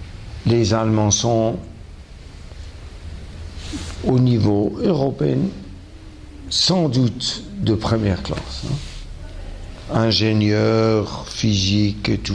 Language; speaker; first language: French; non-native, local second language; German